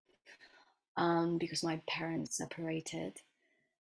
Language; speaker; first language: English; native; English